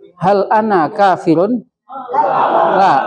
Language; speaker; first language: Arabic; non-native, fluent; Indonesian